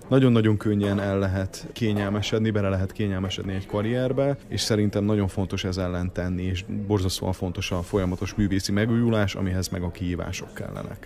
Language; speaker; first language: Hungarian; native; Hungarian